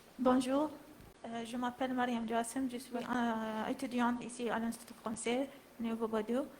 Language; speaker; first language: French; non-native, learner; Arabic